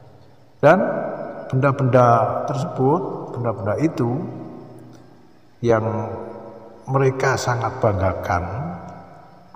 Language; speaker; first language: Indonesian; native; Indonesian